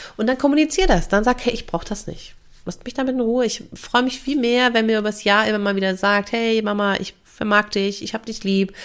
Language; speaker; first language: German; native; German